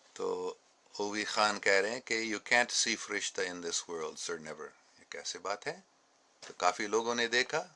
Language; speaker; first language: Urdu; non-native, fluent; English